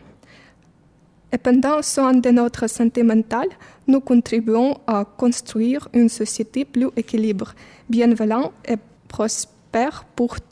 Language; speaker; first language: French; non-native, fluent; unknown